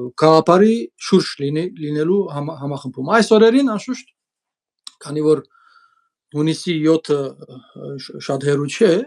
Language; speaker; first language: Armenian; early bilingual, heritage; Armenian